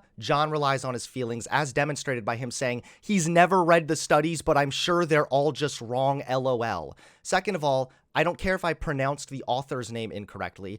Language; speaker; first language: English; native; English